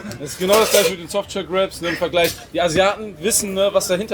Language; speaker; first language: German; native; German